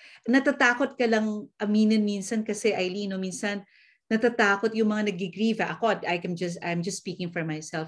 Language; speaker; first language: English; non-native, local second language; Filipino